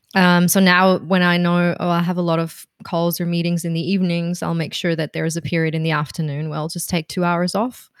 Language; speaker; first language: English; non-native, fluent; German